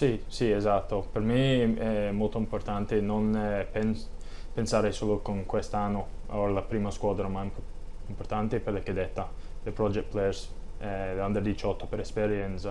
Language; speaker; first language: Italian; non-native, learner; English